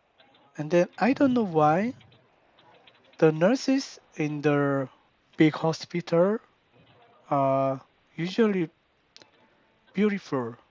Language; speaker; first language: English; non-native, learner; Korean